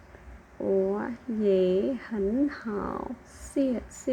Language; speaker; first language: Chinese; non-native, learner; Khmer